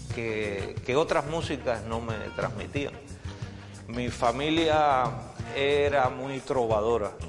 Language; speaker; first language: Spanish; native; Spanish